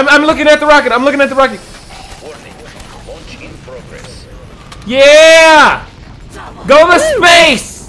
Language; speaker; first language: English; native; English